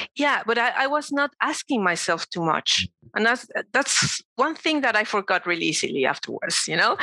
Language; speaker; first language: English; non-native, fluent; Spanish